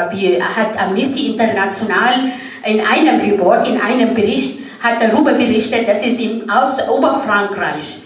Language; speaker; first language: German; non-native, fluent; Arabic